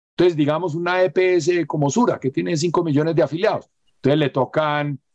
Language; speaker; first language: Spanish; native; Spanish